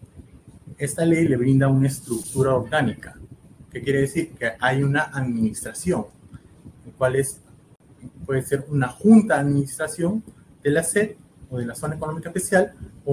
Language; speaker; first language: Spanish; native; Spanish